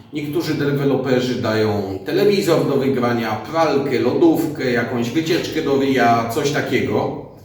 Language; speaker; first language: Polish; native; Polish